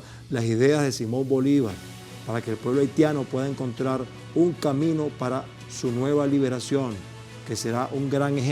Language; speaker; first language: Spanish; native; Spanish